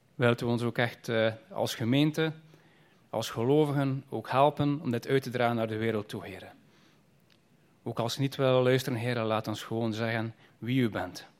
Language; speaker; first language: Dutch; native; Dutch